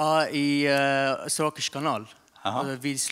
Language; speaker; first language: Swedish; non-native, learner; Arabic